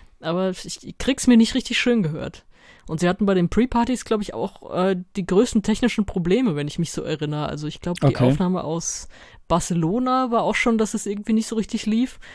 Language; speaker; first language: German; native; German